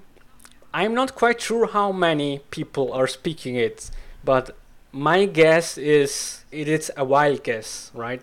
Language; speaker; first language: English; non-native, fluent; Swiss German